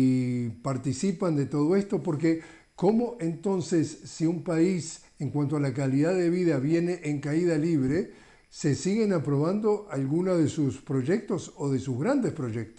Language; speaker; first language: Spanish; native; Spanish